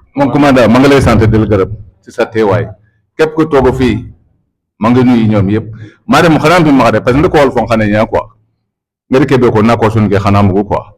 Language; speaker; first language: Wolof; non-native, local second language; Soninke